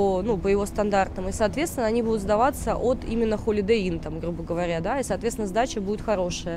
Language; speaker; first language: Russian; native; Russian